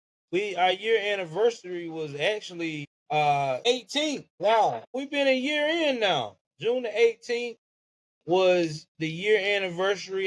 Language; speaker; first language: English; native; English